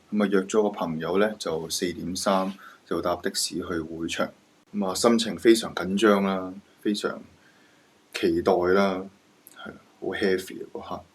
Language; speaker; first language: Cantonese; native; Cantonese